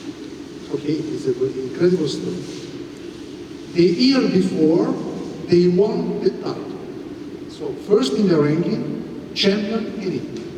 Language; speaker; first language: English; non-native, fluent; Italian